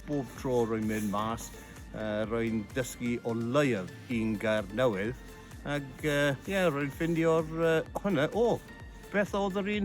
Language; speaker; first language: Welsh; non-native, learner; English